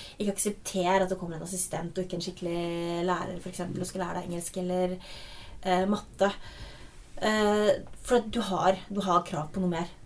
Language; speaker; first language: Norwegian; native; Norwegian